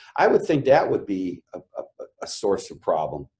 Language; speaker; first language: English; native; English